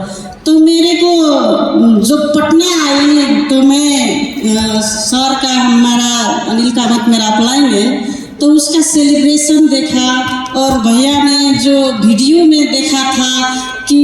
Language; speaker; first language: Hindi; non-native, learner; Nepali